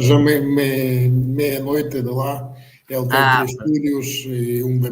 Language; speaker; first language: Portuguese; non-native, learner; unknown